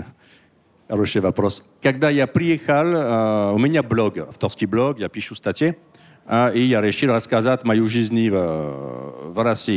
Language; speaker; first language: Russian; non-native, learner; French